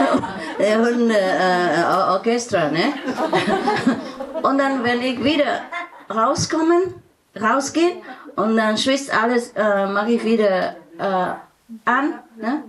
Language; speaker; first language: German; non-native, learner; Vietnamese